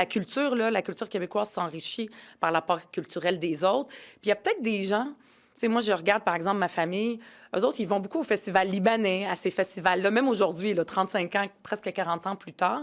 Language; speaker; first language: French; early bilingual, other home language; Arabic